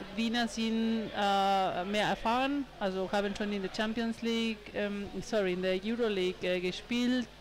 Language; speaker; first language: German; non-native, learner; Spanish